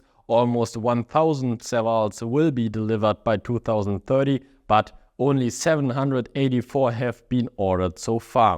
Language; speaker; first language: English; non-native, fluent; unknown